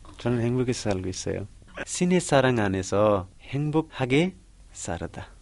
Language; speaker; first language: Korean; non-native, learner; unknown